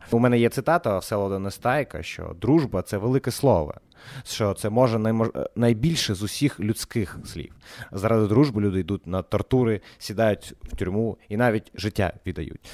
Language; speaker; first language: Ukrainian; non-native, local second language; Russian